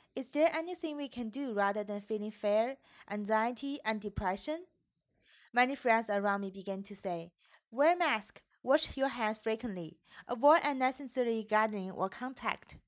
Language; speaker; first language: English; non-native, fluent; Chinese